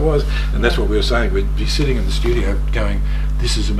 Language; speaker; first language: English; native; English